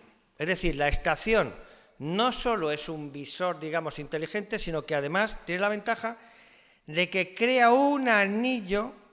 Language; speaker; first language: Spanish; native; Spanish